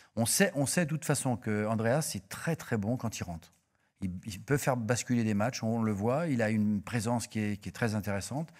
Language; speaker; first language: French; native; French